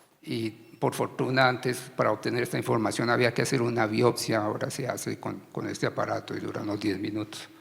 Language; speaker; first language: Spanish; native; Spanish